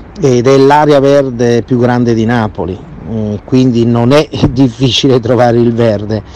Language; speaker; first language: Italian; native; Italian